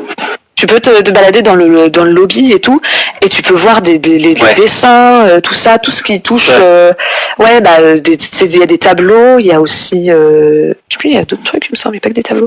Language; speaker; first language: French; native; French